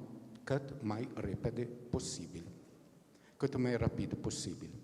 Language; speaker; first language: Romanian; non-native, fluent; Italian